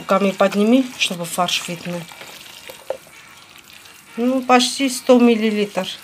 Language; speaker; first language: Russian; non-native, fluent; Armenian